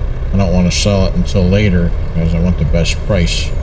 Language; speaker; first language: English; native; English